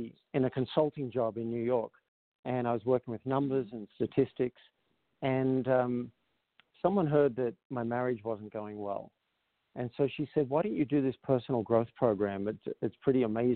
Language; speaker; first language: English; native; English